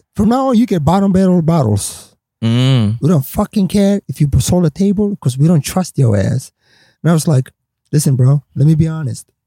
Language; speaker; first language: English; non-native, fluent; Swedish